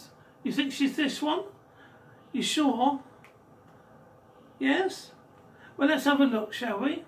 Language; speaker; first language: English; native; English